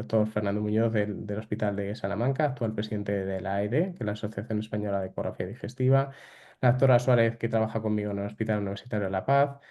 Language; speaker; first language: Spanish; native; Spanish